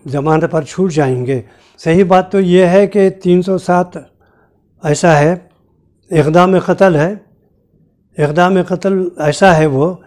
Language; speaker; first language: Hindi; non-native, local second language; Urdu